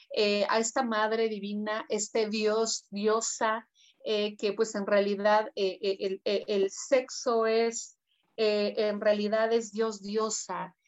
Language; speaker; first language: Spanish; native; Spanish